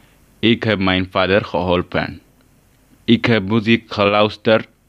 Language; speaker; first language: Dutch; non-native, learner; Tigrinya